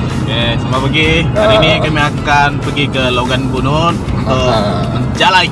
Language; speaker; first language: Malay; non-native, local second language; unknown